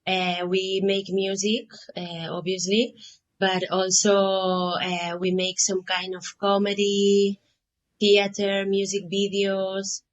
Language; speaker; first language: English; non-native, fluent; Catalan